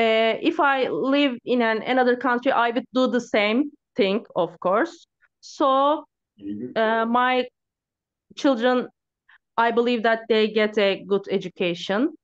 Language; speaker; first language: English; non-native, learner; Turkish